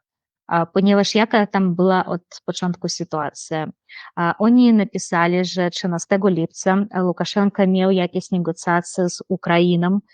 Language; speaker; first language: Polish; non-native, fluent; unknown